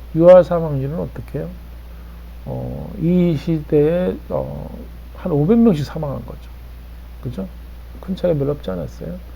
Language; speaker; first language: Korean; native; Korean